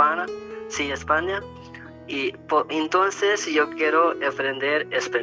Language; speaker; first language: Spanish; non-native, learner; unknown